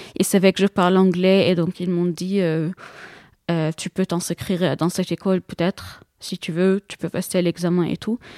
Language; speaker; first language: French; non-native, fluent; Arabic